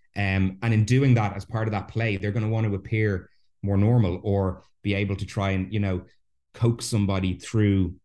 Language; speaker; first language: English; native; English